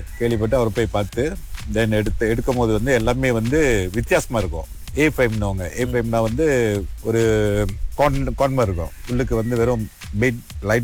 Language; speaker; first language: Tamil; early bilingual, heritage; Tamil